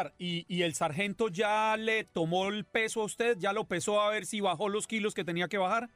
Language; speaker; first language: Spanish; native; Spanish